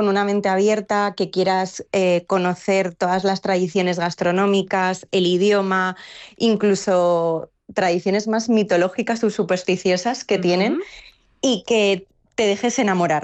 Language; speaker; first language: Spanish; native; Spanish